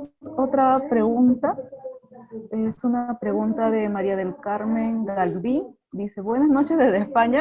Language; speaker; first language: Spanish; native; Spanish